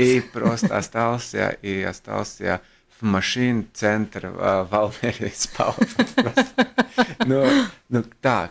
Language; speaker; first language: Russian; non-native, local second language; Latvian